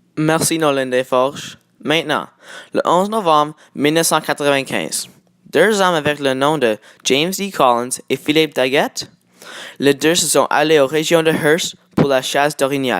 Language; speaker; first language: French; native; French